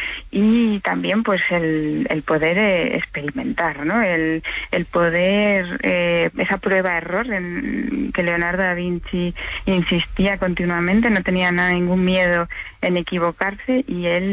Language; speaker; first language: Spanish; native; Spanish